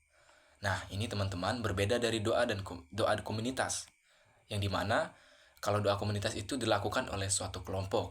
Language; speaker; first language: Indonesian; native; Indonesian